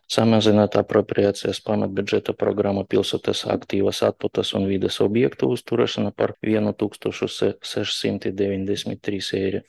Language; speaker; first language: Latvian; non-native, local second language; Russian